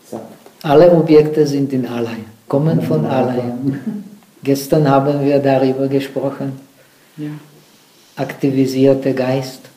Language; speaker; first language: German; non-native, fluent; Czech